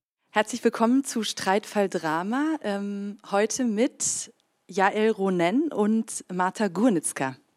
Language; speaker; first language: German; native; German